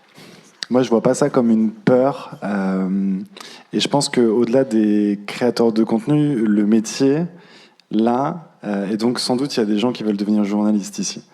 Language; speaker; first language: French; native; French